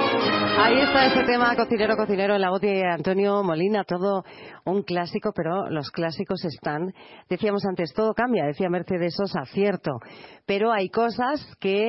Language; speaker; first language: Spanish; native; Spanish